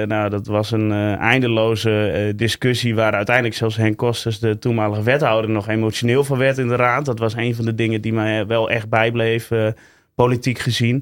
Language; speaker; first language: Dutch; native; Dutch